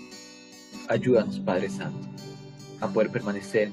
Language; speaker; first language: Spanish; native; Spanish